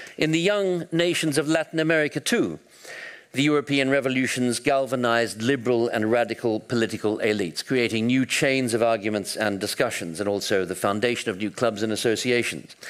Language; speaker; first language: English; native; English